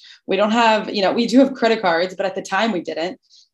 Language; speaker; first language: English; early bilingual, other home language; Albanian